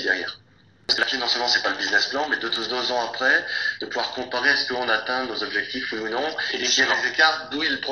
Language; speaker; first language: French; native; French